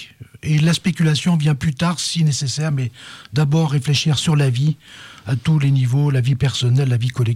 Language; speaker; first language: French; native; French